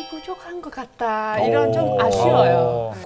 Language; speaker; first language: Korean; non-native, fluent; Vietnamese